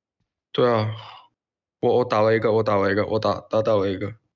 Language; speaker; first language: Chinese; non-native, local second language; Cantonese